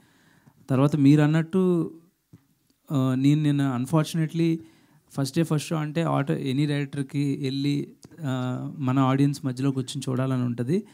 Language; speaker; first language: Telugu; native; Telugu